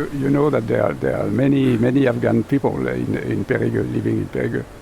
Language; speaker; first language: English; non-native, fluent; French